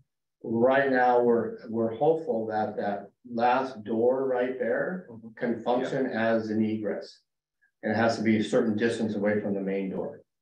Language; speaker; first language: English; native; English